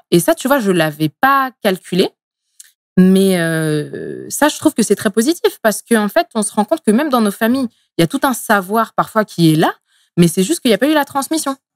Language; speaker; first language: French; early bilingual, other home language; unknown